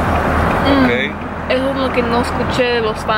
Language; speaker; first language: Spanish; early bilingual, other home language; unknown